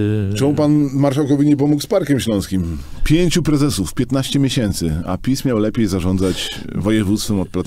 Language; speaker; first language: Polish; native; Polish